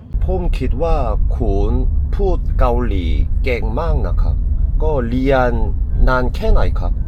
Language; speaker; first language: Thai; non-native, learner; Korean